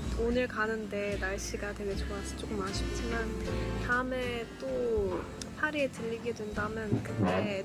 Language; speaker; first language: Korean; non-native, fluent; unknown